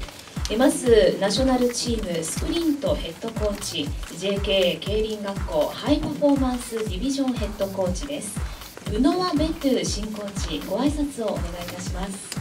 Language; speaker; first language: Japanese; native; Japanese